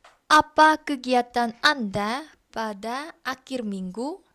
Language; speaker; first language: Indonesian; non-native, fluent; Korean